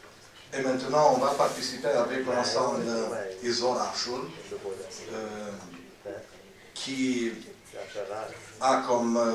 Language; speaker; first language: French; non-native, fluent; Romanian